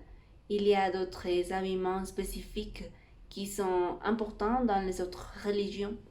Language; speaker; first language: French; non-native, fluent; Spanish